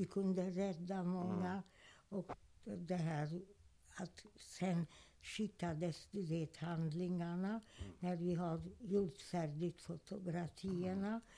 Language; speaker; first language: Swedish; non-native, fluent; Hungarian